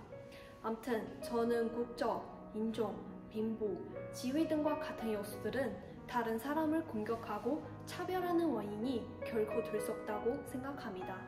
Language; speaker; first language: Korean; non-native, fluent; Chinese